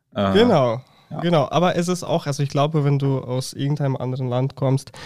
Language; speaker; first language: German; non-native, fluent; Russian